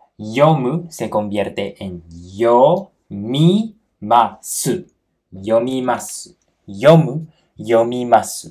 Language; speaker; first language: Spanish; non-native, fluent; Japanese